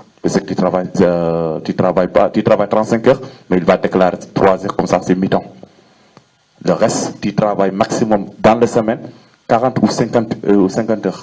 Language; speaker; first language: French; non-native, learner; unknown